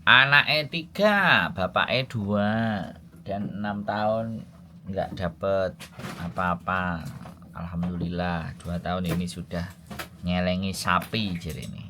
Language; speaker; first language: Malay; non-native, local second language; Javanese